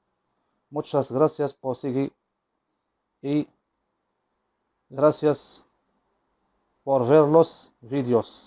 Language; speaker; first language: Spanish; non-native, learner; Arabic